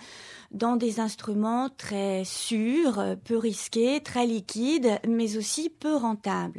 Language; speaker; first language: French; native; French